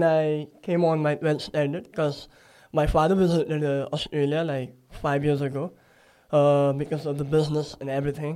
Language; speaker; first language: English; non-native, local second language; Gujarati